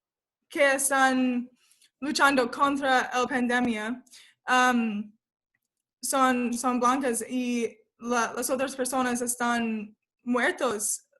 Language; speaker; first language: Spanish; non-native, learner; English